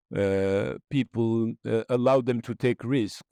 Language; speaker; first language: English; non-native, fluent; Arabic